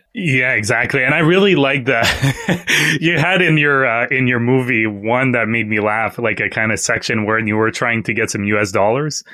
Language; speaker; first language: English; non-native, fluent; French